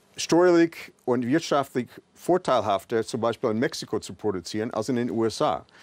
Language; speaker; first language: German; non-native, fluent; English